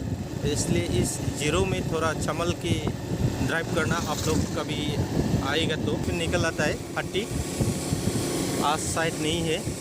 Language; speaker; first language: Hindi; non-native, local second language; Bodo